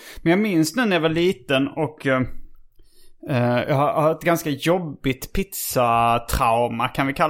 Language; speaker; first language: Swedish; native; Swedish